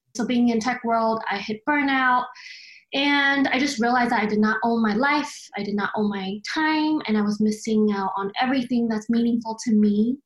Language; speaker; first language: English; early bilingual, other home language; Chinese